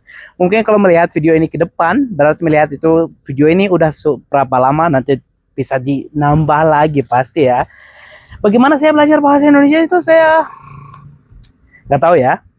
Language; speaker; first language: Indonesian; non-native, fluent; Arabic